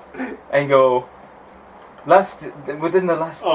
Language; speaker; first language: English; native; English